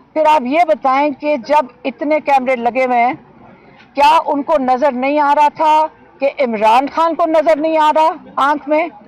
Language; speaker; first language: Urdu; native; Urdu